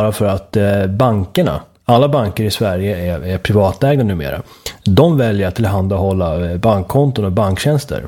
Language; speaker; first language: Swedish; native; Swedish